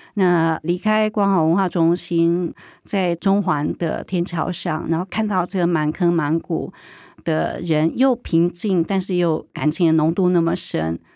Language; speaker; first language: Chinese; native; Chinese